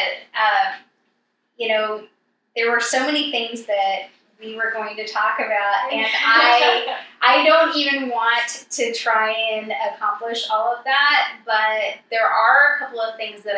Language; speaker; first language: English; native; English